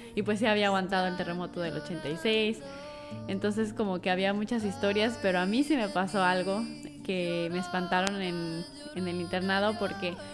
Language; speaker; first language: Spanish; native; Spanish